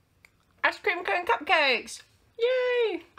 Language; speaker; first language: English; native; English